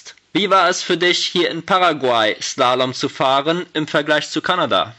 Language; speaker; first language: German; native; German